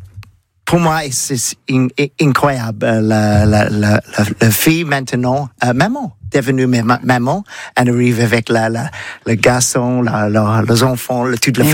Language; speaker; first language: French; non-native, learner; English